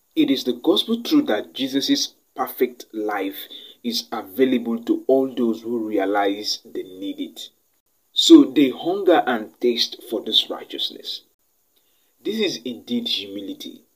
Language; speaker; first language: English; non-native, local second language; Yoruba